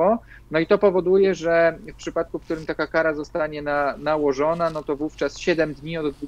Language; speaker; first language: Polish; native; Polish